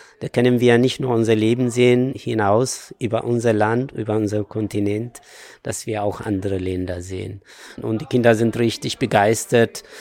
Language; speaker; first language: German; non-native, fluent; Amharic